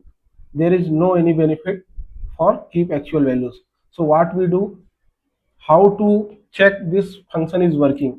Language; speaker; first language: English; non-native, local second language; Hindi